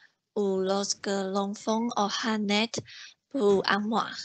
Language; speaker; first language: French; non-native, learner; Chinese